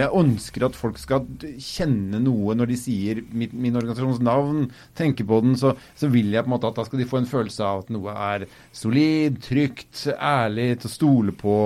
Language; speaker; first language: Norwegian; native; Norwegian